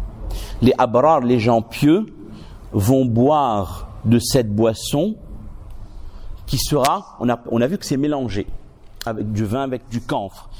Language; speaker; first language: French; native; French